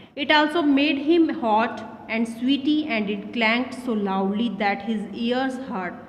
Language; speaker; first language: English; non-native, local second language; Hindi